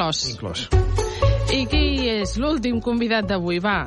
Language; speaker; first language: Catalan; native; Catalan